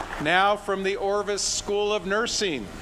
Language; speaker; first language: English; native; English